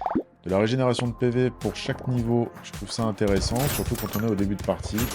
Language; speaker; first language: French; native; French